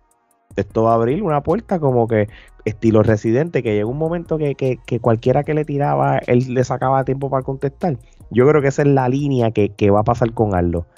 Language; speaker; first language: Spanish; native; Spanish